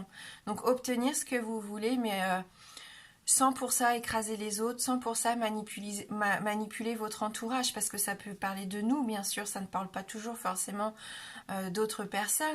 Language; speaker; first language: French; native; French